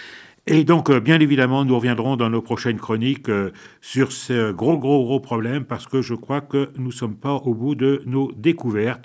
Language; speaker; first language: French; native; French